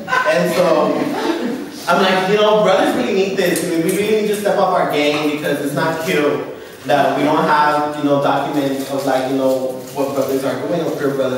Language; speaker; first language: English; early bilingual, other home language; Spanish